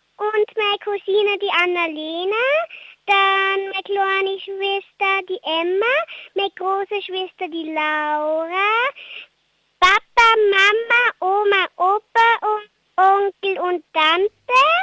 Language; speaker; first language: German; native; German